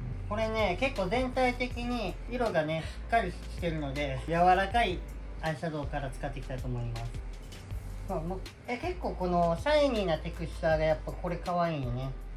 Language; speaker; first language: Japanese; native; Japanese